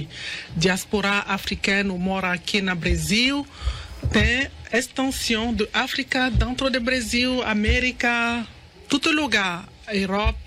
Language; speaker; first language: Portuguese; non-native, learner; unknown